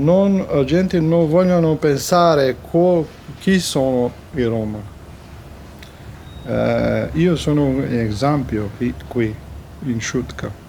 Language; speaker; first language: Italian; non-native, learner; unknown